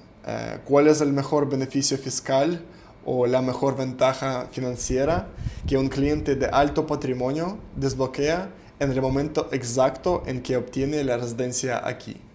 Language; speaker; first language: Spanish; non-native, fluent; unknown